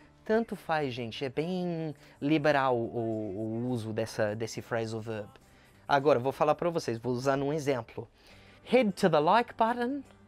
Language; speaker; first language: Portuguese; native; Portuguese